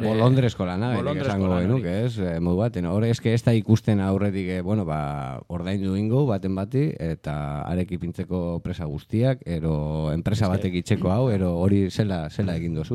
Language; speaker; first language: Basque; native; Basque